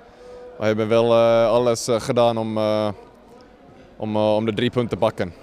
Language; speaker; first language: Dutch; non-native, fluent; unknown